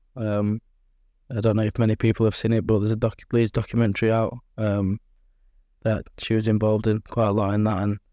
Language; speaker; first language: English; native; English